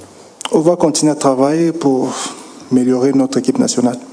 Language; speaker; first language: French; non-native, local second language; Lingala